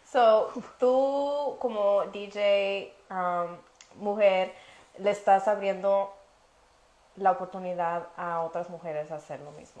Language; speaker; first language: Spanish; early bilingual, heritage; Spanish